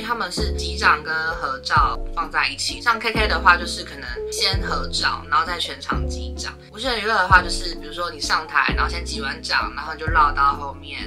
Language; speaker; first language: Chinese; native; Chinese